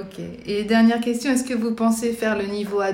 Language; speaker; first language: French; native; French